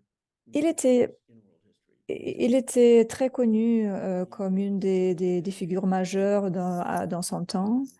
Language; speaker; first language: French; non-native, fluent; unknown